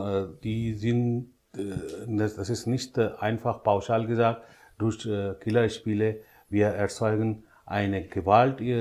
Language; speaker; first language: German; non-native, learner; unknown